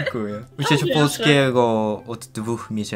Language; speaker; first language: Polish; non-native, learner; Japanese